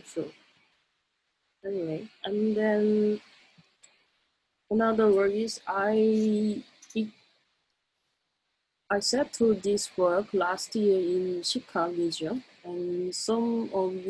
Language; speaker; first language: English; non-native, learner; Korean